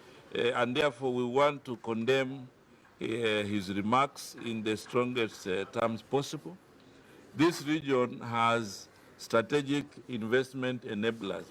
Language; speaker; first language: English; non-native, local second language; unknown